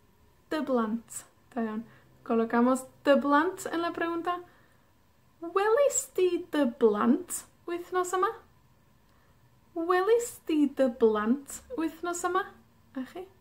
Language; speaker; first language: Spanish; non-native, fluent; Welsh